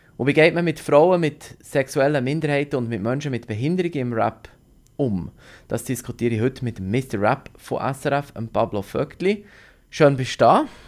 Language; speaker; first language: German; native; German